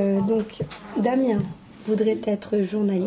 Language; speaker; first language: French; non-native, learner; English